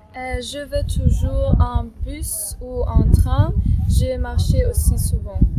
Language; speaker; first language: French; non-native, learner; German